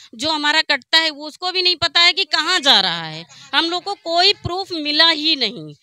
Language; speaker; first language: Hindi; native; Hindi